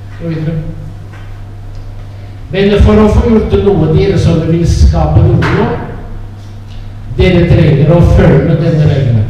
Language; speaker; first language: Norwegian; non-native, fluent; Italian